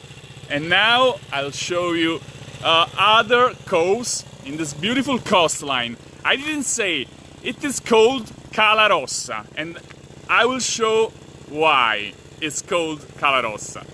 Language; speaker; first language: English; non-native, fluent; Italian